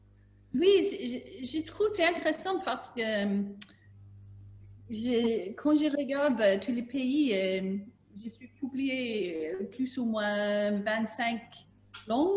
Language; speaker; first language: French; non-native, learner; English